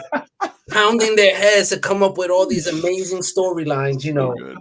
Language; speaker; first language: English; native; English